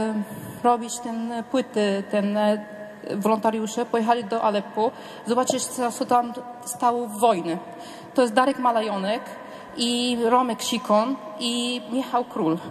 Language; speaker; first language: Polish; non-native, learner; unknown